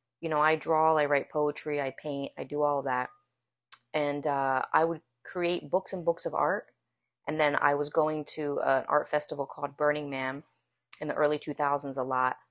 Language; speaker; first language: English; native; English